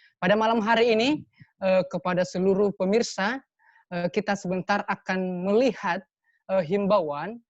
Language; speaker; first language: Indonesian; native; Indonesian